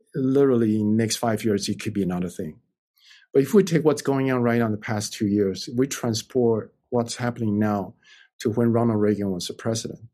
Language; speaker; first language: English; non-native, fluent; Chinese